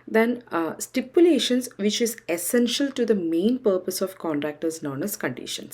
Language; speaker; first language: English; non-native, local second language; Malayalam